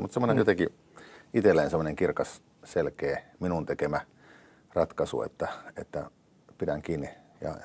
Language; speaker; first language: Finnish; native; Finnish